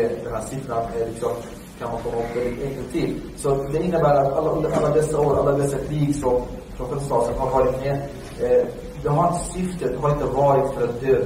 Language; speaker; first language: Swedish; early bilingual, other home language; Arabic